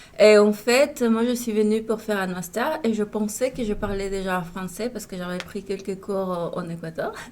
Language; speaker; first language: French; non-native, fluent; Spanish